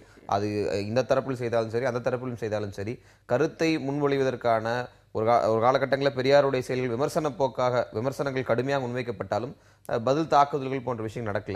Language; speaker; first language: Tamil; native; Tamil